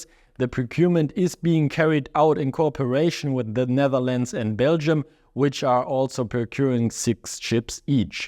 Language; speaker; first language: English; non-native, fluent; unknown